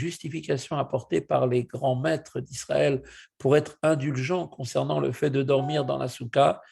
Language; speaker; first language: French; native; French